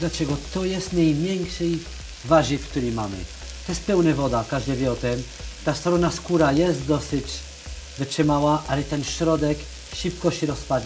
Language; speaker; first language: Polish; non-native, learner; French